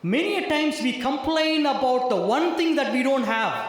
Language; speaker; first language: English; non-native, local second language; Tamil